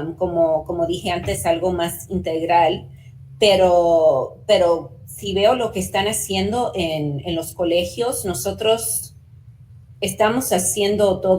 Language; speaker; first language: Spanish; early bilingual, heritage; Spanish